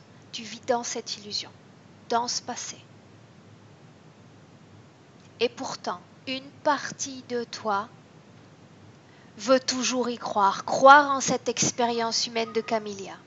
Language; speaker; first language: French; native; French